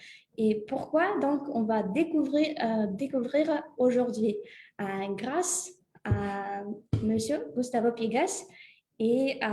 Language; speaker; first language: French; non-native, fluent; Russian